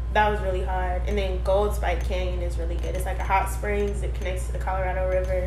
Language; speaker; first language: English; native; English